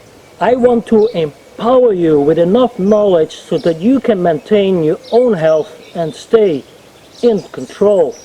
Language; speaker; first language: English; non-native, fluent; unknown